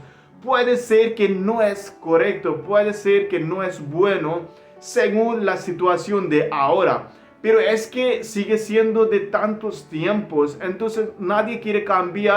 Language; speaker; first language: Spanish; non-native, learner; Hindi